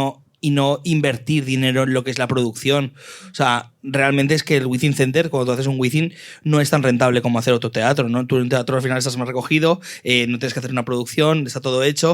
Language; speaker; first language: Spanish; native; Spanish